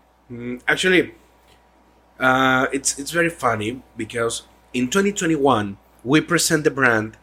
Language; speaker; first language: English; non-native, learner; Spanish